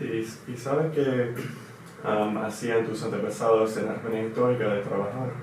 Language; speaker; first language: Spanish; non-native, learner; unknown